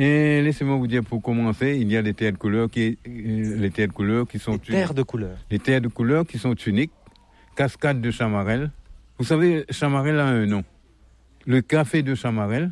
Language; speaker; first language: French; non-native, local second language; Morisyen